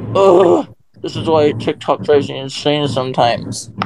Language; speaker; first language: English; native; English